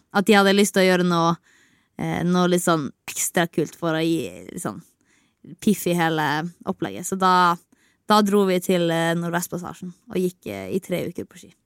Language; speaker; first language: Norwegian; native; Norwegian